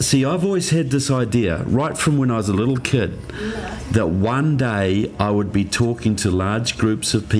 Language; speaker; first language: English; native; English